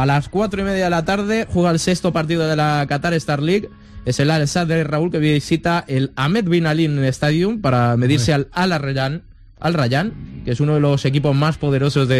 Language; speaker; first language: Spanish; native; Spanish